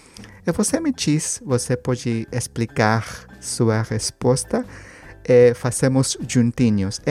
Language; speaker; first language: Portuguese; non-native, learner; Spanish